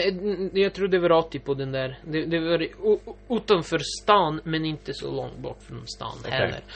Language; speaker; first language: Swedish; non-native, local second language; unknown